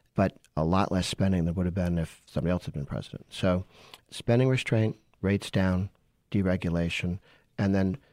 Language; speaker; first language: English; native; English